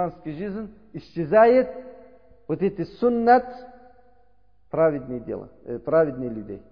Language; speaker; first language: Russian; non-native, learner; Uzbek